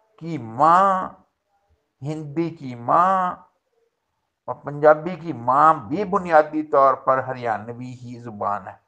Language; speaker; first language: Urdu; non-native, local second language; Haryanvi